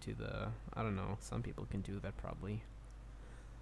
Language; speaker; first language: English; non-native, fluent; Hebrew